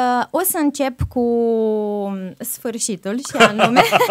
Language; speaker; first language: Romanian; non-native, fluent; Russian